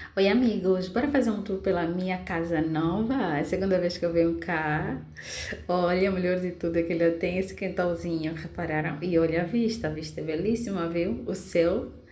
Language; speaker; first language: Portuguese; native; Portuguese